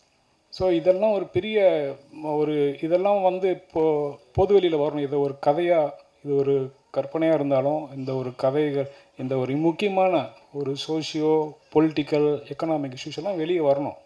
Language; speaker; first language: Tamil; native; Tamil